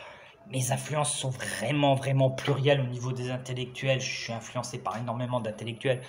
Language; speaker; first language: French; native; French